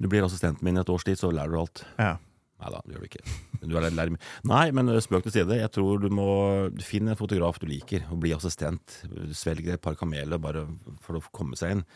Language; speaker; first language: Norwegian; native; Norwegian